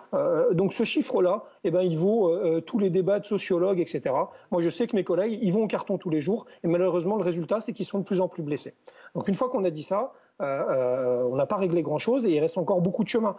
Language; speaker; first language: French; native; French